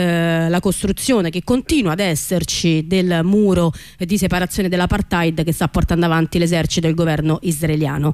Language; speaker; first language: Italian; native; Italian